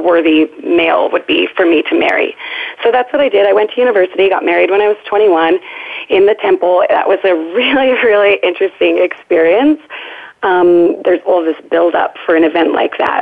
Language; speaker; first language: English; native; English